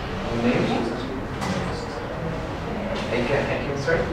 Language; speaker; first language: English; non-native, learner; Spanish